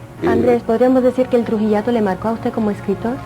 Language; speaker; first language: Spanish; native; Spanish